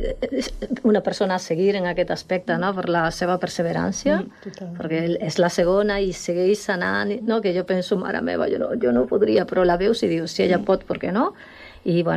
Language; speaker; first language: Catalan; non-native, local second language; Spanish